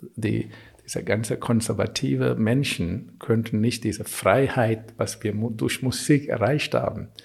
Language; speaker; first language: German; non-native, fluent; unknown